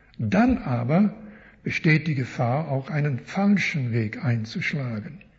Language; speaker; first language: German; early bilingual, heritage; German